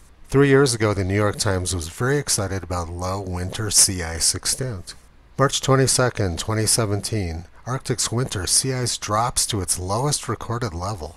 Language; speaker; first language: English; native; English